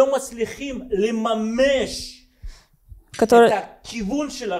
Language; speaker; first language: Hebrew; non-native, fluent; Russian